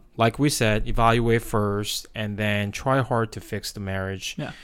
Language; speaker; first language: English; non-native, fluent; Korean